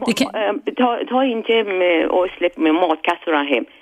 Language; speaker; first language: Swedish; non-native, fluent; Persian